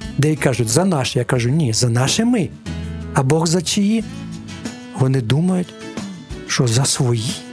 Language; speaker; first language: Ukrainian; non-native, local second language; Russian